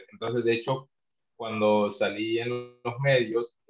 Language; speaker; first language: Spanish; non-native, local second language; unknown